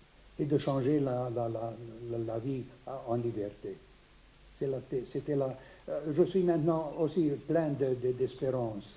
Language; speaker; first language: French; non-native, fluent; Romanian